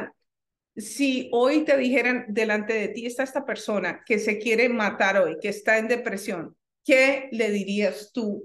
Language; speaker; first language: Spanish; native; Spanish